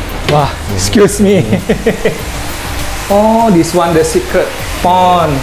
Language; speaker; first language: English; non-native, learner; Indonesian